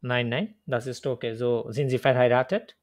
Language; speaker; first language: German; non-native, fluent; Bangla